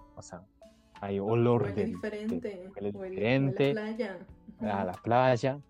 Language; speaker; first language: Spanish; non-native, fluent; Japanese